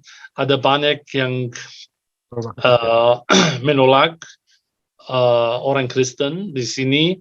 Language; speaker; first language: Indonesian; non-native, fluent; Arabic